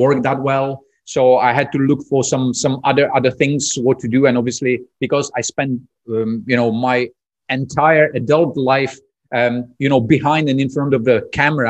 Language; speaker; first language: English; non-native, fluent; Czech